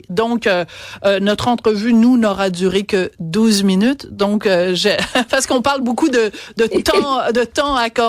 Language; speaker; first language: French; native; French